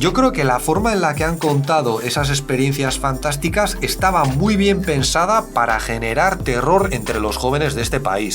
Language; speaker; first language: Spanish; native; Spanish